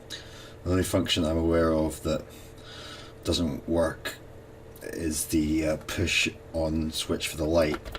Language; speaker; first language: English; native; English